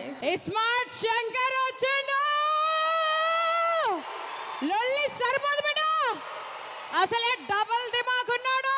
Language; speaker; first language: Telugu; native; Telugu